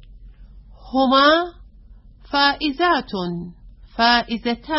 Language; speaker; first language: Arabic; non-native, learner; Persian